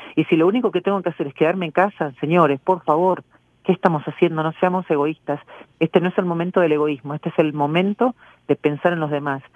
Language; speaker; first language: Spanish; native; Spanish